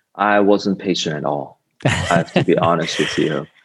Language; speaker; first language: English; non-native, fluent; Korean